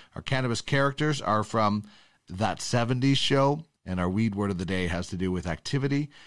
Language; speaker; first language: English; native; English